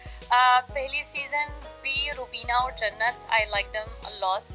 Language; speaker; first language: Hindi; non-native, learner; Arabic